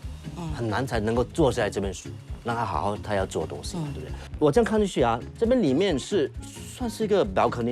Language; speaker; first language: Chinese; native; Chinese